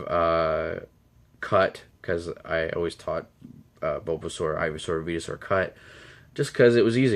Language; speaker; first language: English; native; English